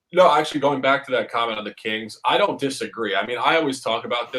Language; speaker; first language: English; native; English